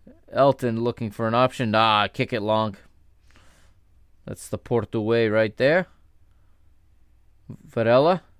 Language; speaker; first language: English; native; English